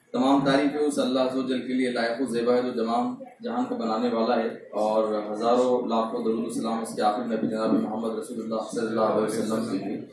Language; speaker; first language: Hindi; non-native, local second language; Urdu